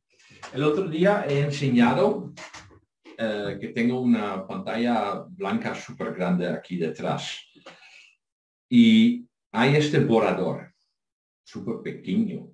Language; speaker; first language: Spanish; non-native, fluent; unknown